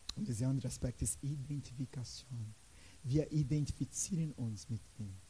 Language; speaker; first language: German; non-native, fluent; Portuguese